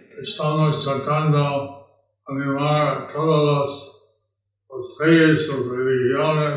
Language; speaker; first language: Spanish; non-native, learner; English